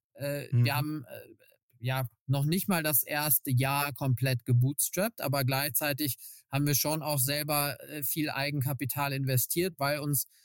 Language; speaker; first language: German; native; German